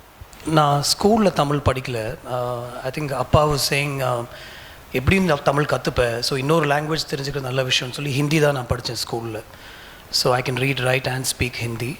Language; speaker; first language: Tamil; non-native, local second language; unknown